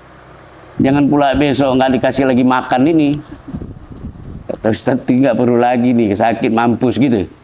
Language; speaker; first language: Indonesian; native; Indonesian